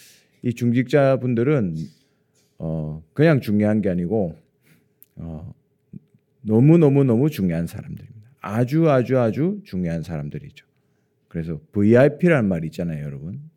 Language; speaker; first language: Korean; native; Korean